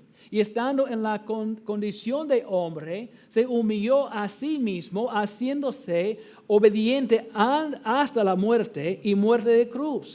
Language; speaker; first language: Spanish; non-native, fluent; English